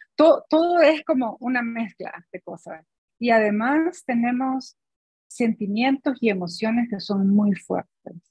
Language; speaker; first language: Spanish; native; Spanish